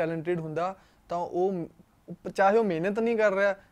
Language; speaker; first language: Hindi; non-native, local second language; Punjabi